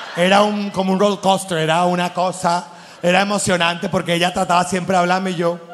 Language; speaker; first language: Spanish; native; Spanish